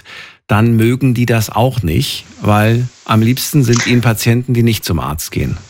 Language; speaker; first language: German; native; German